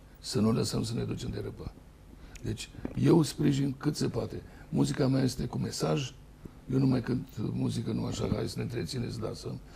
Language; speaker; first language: Romanian; native; Romanian